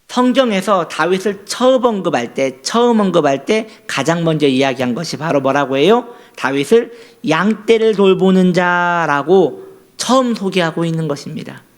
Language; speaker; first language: Korean; native; Korean